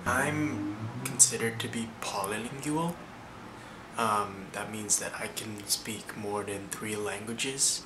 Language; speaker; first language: English; early bilingual, other home language; Indonesian